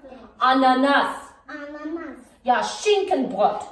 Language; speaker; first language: German; non-native, fluent; Russian